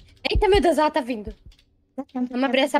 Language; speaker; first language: Portuguese; native; Portuguese